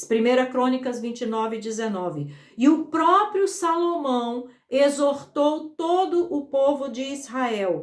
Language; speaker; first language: Portuguese; native; Portuguese